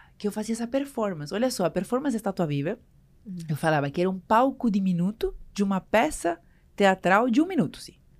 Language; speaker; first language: Portuguese; non-native, fluent; Spanish